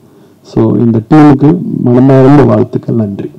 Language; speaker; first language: Tamil; native; Tamil